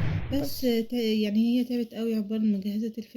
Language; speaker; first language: Arabic; native; Arabic